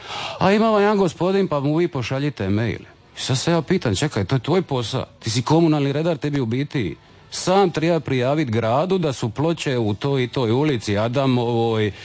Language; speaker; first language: Serbian; native; Serbian